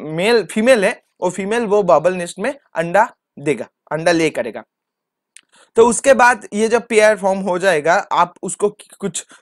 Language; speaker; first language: Hindi; non-native, local second language; Bangla